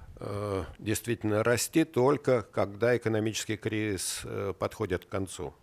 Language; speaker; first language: Russian; native; Russian